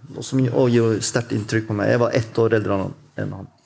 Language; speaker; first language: Norwegian; native; Norwegian